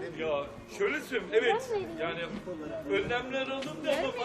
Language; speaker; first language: Turkish; early bilingual, heritage; Turkish